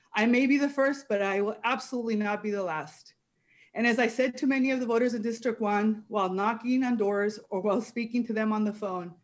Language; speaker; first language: English; non-native, fluent; Spanish